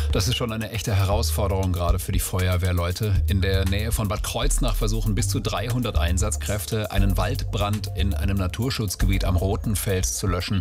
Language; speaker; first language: German; native; German